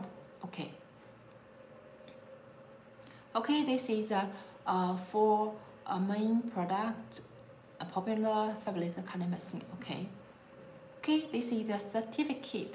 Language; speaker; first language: English; non-native, learner; Chinese